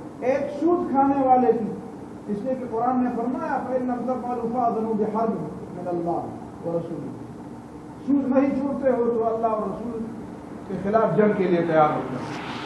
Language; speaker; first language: Urdu; non-native, local second language; Pashto